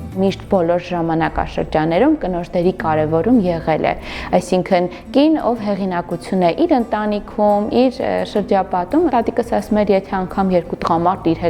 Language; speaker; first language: Armenian; non-native, local second language; Kurdish